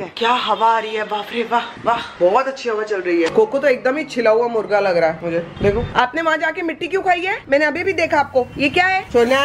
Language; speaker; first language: Hindi; native; Hindi